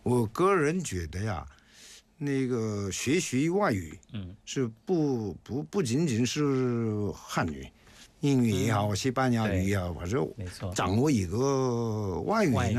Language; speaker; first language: Chinese; non-native, fluent; Korean